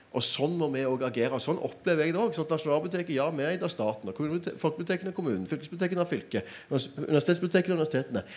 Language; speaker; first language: Norwegian; native; Norwegian